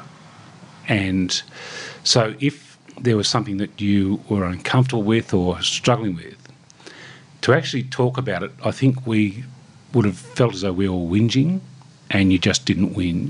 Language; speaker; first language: English; native; English